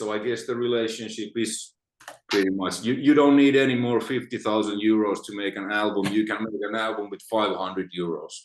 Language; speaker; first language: English; non-native, fluent; Finnish